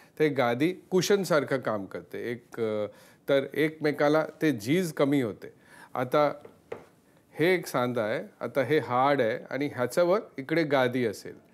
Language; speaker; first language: Marathi; non-native, local second language; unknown